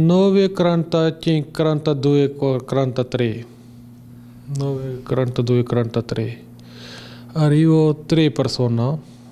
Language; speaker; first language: Italian; non-native, learner; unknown